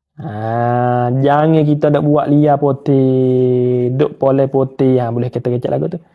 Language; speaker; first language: Malay; native; Malay